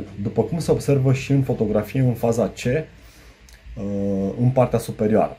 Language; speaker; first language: Romanian; native; Romanian